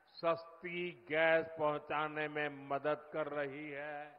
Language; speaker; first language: Hindi; non-native, local second language; Gujarati